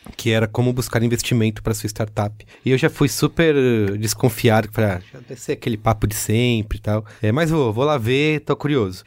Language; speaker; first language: Portuguese; native; Portuguese